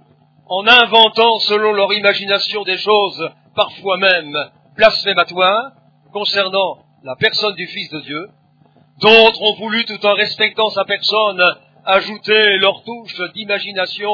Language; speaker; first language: French; native; French